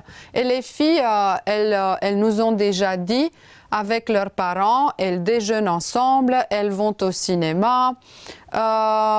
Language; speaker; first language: French; non-native, fluent; Romanian